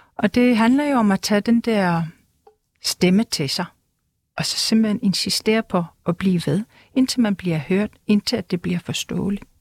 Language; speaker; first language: Danish; non-native, local second language; Kalaallisut